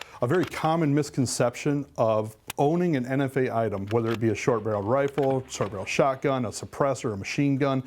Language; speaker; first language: English; native; English